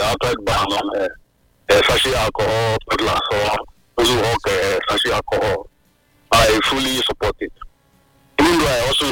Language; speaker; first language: English; non-native, local second language; Igbo